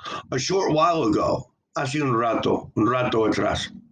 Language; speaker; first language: Spanish; non-native, learner; English